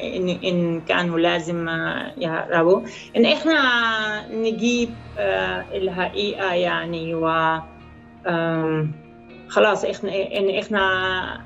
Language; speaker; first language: Arabic; non-native, fluent; Dutch